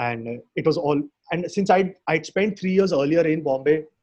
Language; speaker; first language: English; non-native, local second language; Hindi